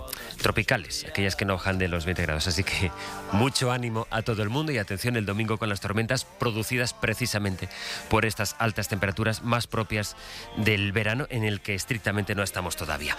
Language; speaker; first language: Spanish; native; Spanish